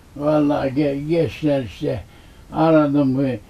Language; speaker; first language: Turkish; native; Turkish